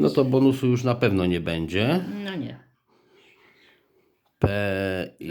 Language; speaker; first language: Polish; native; Polish